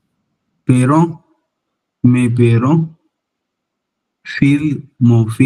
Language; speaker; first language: French; non-native, learner; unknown